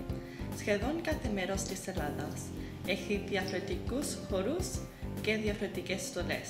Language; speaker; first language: Greek; early bilingual, heritage; Greek